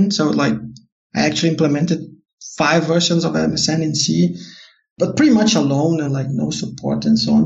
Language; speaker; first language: English; non-native, fluent; Portuguese